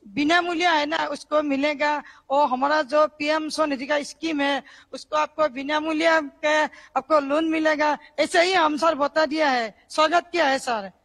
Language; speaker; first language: Hindi; non-native, local second language; Assamese